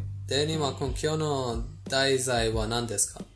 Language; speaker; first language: Japanese; non-native, fluent; Persian